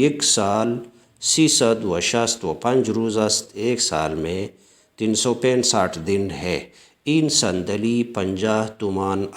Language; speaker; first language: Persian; non-native, fluent; Urdu